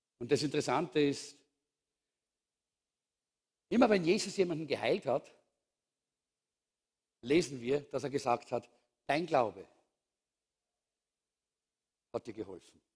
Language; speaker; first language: German; native; German